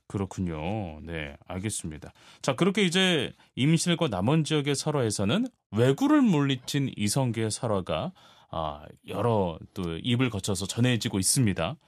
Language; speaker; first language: Korean; native; Korean